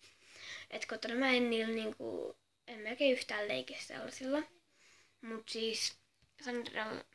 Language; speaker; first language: Finnish; native; Finnish